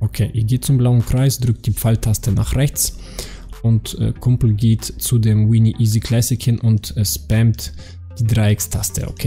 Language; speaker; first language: German; native; German